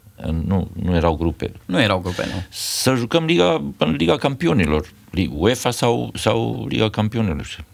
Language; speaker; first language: Romanian; native; Romanian